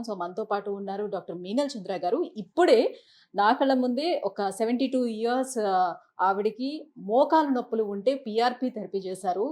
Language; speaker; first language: Telugu; native; Telugu